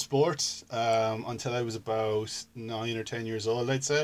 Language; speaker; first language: English; native; English